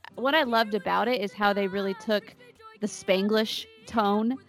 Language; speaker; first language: English; native; English